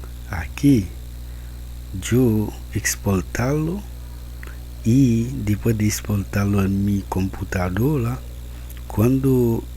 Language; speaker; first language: Spanish; non-native, learner; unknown